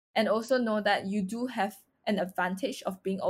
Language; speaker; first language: English; non-native, local second language; Chinese